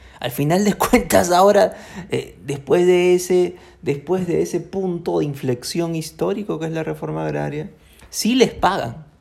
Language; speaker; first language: Spanish; native; Spanish